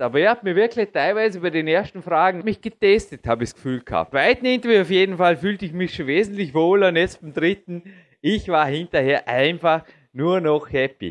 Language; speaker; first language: German; native; German